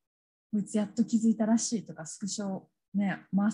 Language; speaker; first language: Japanese; native; Japanese